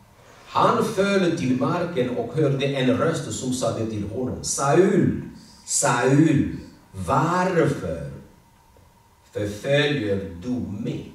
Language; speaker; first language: Swedish; non-native, fluent; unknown